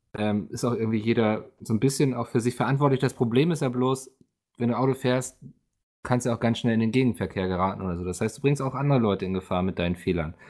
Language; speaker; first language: German; native; German